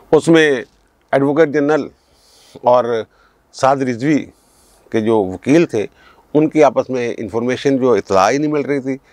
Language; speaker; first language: Urdu; non-native, local second language; Punjabi